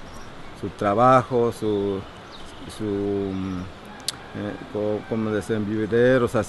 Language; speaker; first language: Spanish; non-native, local second language; Quechua